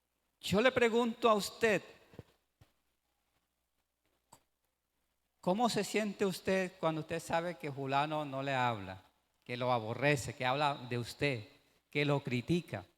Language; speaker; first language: Spanish; native; Spanish